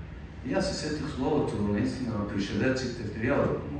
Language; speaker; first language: Bulgarian; non-native, fluent; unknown